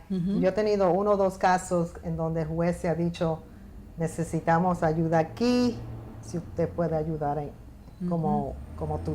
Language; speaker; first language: Spanish; early bilingual, heritage; Spanish